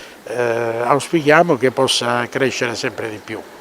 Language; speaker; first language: Italian; native; Italian